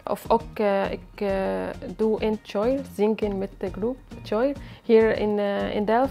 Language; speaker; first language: Dutch; non-native, learner; Arabic